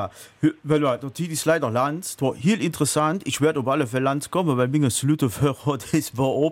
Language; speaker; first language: German; native; German